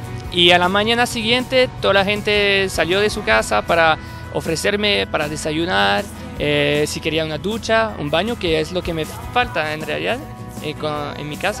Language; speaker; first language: Spanish; non-native, fluent; French